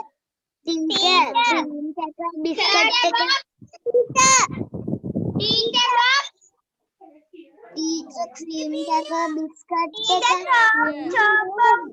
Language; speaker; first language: English; non-native, learner; Sinhala